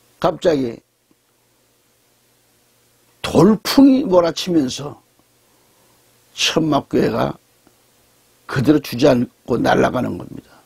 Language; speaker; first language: Korean; native; Korean